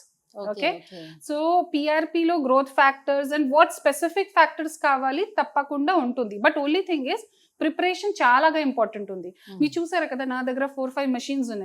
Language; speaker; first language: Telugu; non-native, fluent; Hindi